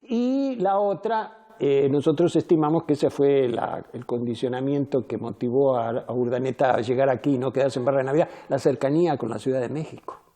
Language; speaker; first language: Spanish; native; Spanish